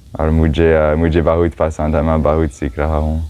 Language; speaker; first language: Hindi; non-native, learner; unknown